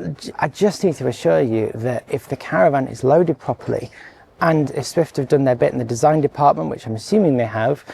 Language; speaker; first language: English; native; English